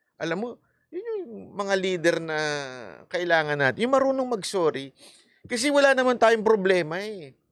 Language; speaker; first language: Filipino; native; Filipino